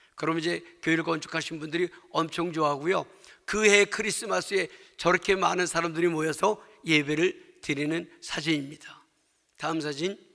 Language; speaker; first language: Korean; native; Korean